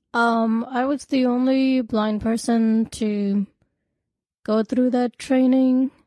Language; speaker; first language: English; non-native, local second language; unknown